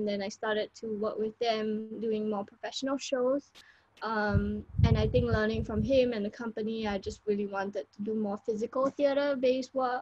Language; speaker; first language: English; native; English